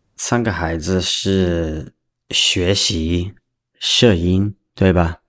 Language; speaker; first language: Chinese; non-native, learner; English